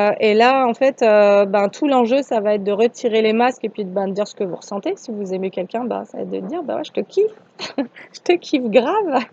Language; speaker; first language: French; native; French